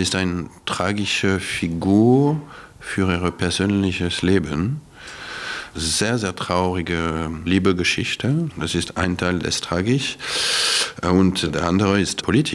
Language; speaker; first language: German; non-native, fluent; French